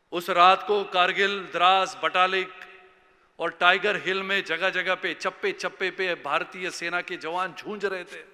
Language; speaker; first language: Hindi; non-native, local second language; Marathi